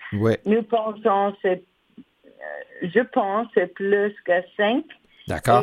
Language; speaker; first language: French; non-native, learner; English